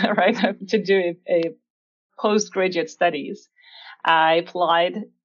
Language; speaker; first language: English; non-native, fluent; Russian